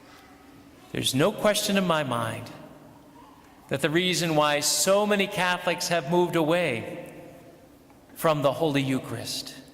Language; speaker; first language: English; native; English